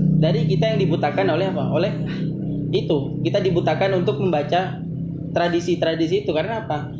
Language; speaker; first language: Indonesian; non-native, local second language; Madurese